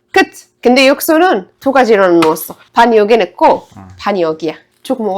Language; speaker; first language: Korean; non-native, fluent; Arabic